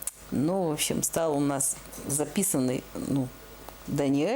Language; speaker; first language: Russian; native; Russian